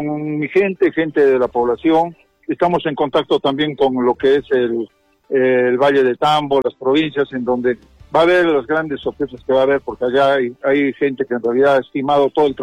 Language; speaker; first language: Spanish; native; Spanish